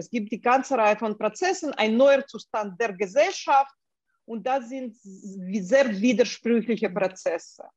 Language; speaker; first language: German; non-native, fluent; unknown